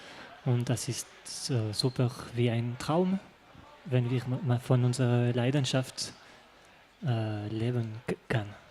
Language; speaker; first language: German; non-native, local second language; French